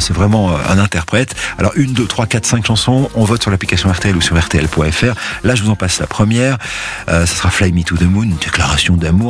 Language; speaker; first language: French; native; French